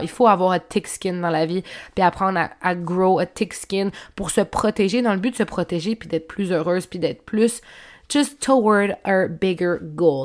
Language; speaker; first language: French; native; French